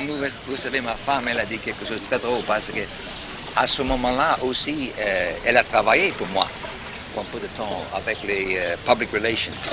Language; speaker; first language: French; non-native, fluent; English